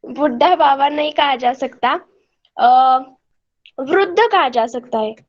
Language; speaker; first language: Hindi; non-native, local second language; Marathi